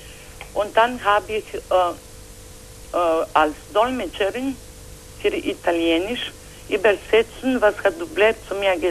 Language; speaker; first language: German; non-native, fluent; Croatian